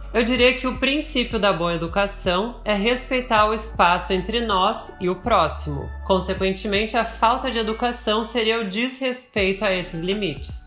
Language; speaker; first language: Portuguese; native; Portuguese